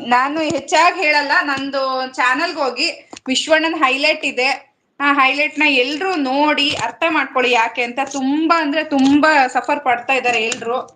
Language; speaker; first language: Kannada; native; Kannada